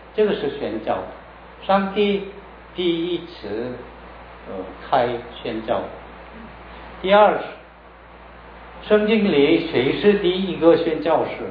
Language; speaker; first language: Chinese; non-native, learner; Korean